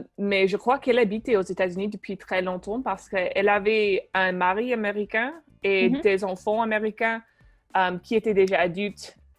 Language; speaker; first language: French; non-native, fluent; English